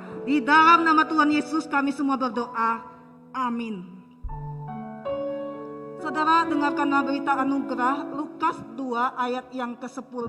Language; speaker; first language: Malay; native; Malay